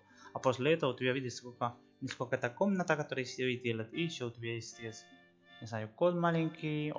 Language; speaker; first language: Russian; non-native, learner; Spanish